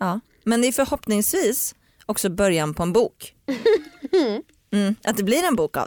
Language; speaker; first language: Swedish; native; Swedish